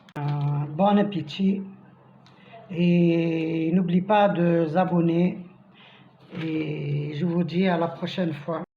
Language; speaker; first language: French; non-native, local second language; Arabic